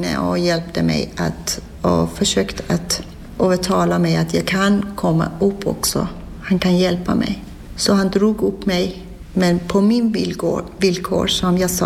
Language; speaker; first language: Swedish; non-native, fluent; Persian